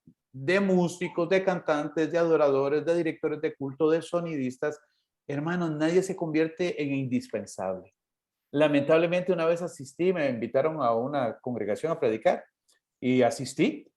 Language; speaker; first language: Spanish; native; Spanish